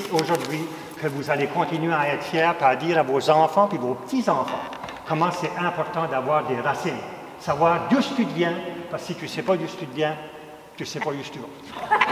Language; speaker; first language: French; native; French